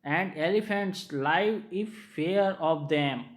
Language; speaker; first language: English; non-native, local second language; Gujarati